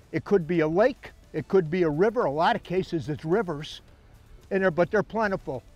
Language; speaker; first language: English; native; English